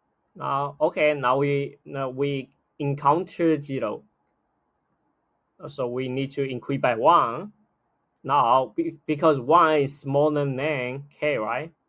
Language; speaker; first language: English; non-native, fluent; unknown